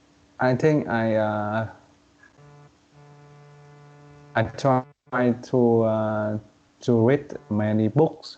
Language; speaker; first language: English; non-native, learner; Vietnamese